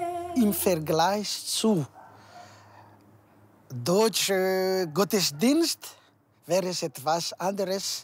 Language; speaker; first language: German; non-native, learner; Malagasy